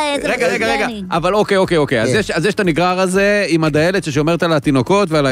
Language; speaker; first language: Hebrew; native; Hebrew